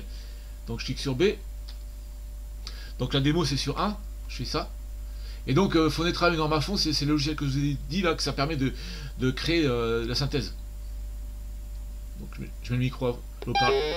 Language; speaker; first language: French; native; French